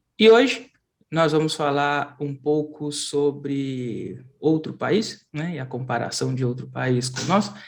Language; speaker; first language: Portuguese; native; Portuguese